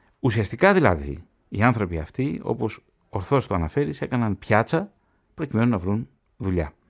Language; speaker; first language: Greek; native; Greek